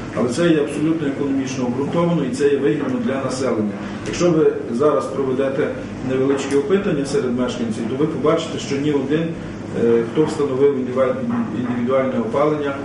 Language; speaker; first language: Ukrainian; native; Ukrainian